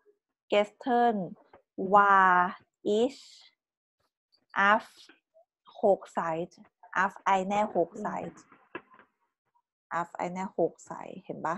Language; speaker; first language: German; non-native, fluent; Thai